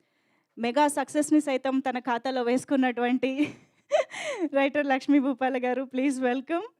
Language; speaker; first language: Telugu; native; Telugu